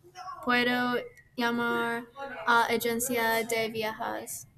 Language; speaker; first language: Spanish; non-native, learner; English